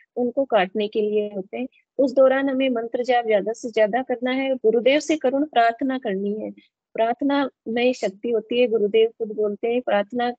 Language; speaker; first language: Hindi; native; Hindi